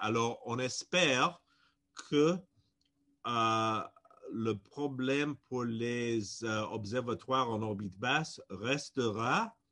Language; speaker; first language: French; non-native, fluent; English